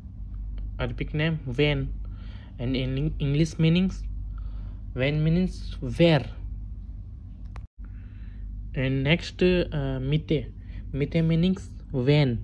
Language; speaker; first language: English; non-native, learner; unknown